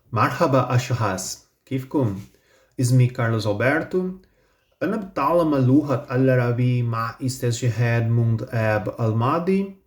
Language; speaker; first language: Arabic; non-native, learner; Portuguese